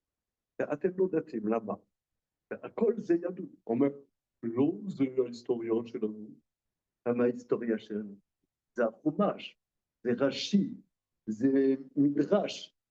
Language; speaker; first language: Hebrew; non-native, fluent; French